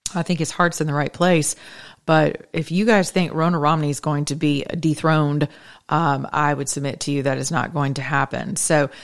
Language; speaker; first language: English; native; English